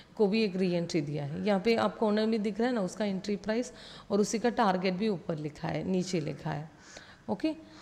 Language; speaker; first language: Hindi; non-native, local second language; Malayalam